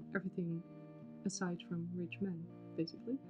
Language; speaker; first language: English; non-native, fluent; Dutch